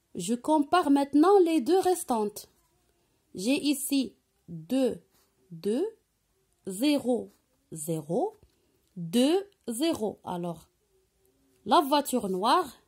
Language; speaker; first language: French; non-native, local second language; Arabic